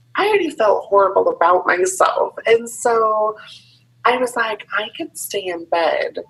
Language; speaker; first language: English; native; English